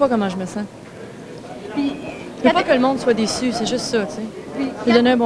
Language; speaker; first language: French; native; French